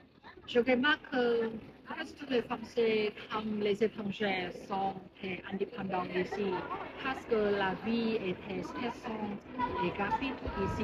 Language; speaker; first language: French; non-native, learner; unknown